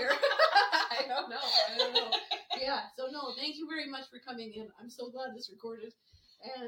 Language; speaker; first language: English; native; English